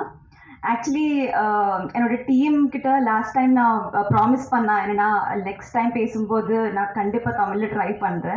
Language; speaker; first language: Tamil; non-native, learner; Telugu